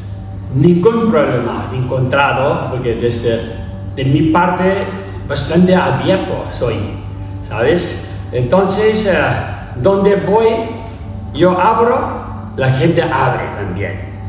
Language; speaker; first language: Spanish; non-native, learner; Tibetan